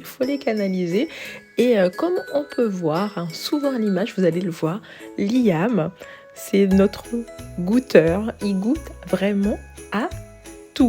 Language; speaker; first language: French; native; French